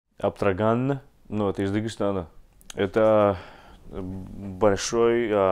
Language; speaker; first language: Russian; non-native, fluent; English